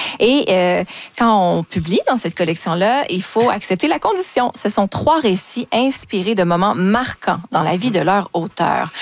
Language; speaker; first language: French; native; French